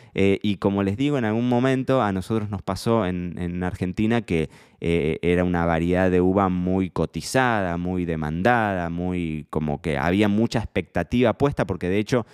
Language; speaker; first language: Spanish; native; Spanish